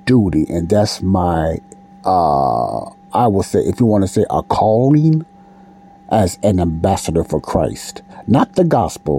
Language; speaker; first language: English; native; English